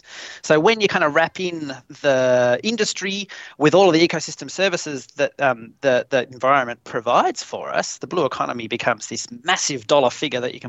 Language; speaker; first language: English; native; English